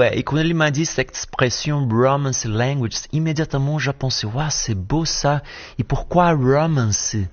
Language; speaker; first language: French; non-native, fluent; Portuguese